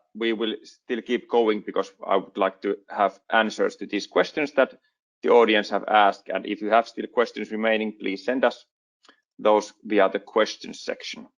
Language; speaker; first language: English; non-native, fluent; Finnish